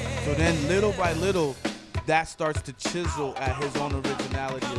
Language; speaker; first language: English; early bilingual, other home language; Spanish